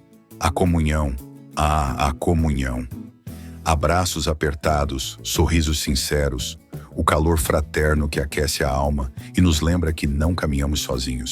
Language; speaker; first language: Portuguese; native; Portuguese